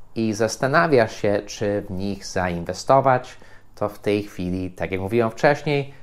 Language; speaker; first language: Polish; non-native, fluent; English